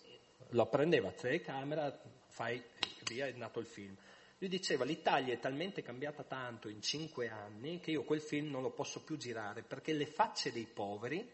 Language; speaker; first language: Italian; native; Italian